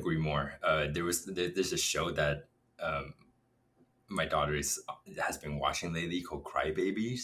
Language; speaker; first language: English; non-native, fluent; Chinese